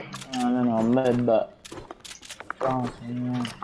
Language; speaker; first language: English; native; English